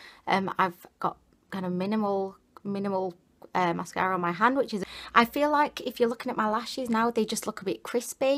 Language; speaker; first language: English; native; English